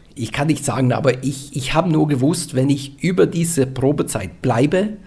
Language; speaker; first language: German; non-native, fluent; Norwegian